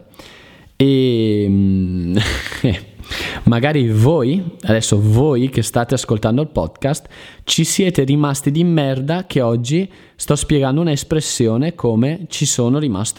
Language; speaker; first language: Italian; native; Italian